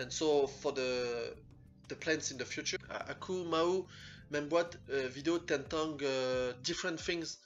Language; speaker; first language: English; non-native, fluent; French